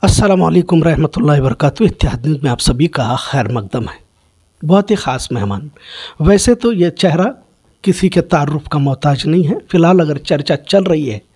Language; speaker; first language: Hindi; non-native, local second language; Urdu